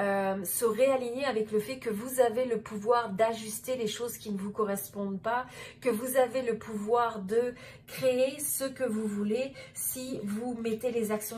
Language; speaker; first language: French; native; French